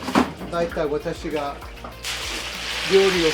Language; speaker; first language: Japanese; non-native, learner; English